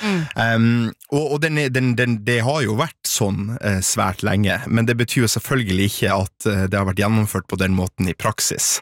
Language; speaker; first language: Norwegian; native; Norwegian